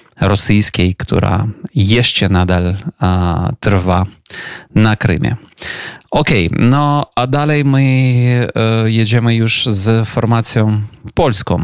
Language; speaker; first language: Polish; non-native, fluent; Ukrainian